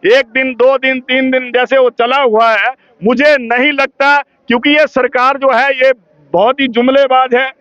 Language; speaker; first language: Hindi; native; Hindi